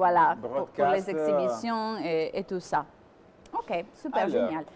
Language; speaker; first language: French; non-native, fluent; Italian